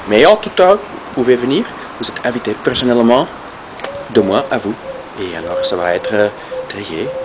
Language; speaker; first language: French; non-native, local second language; Dutch